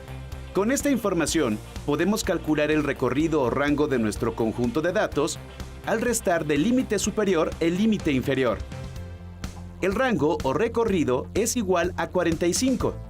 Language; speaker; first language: Spanish; native; Spanish